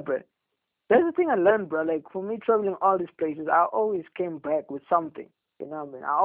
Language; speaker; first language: English; non-native, local second language; Afrikaans